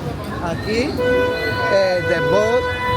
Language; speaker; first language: English; non-native, learner; Spanish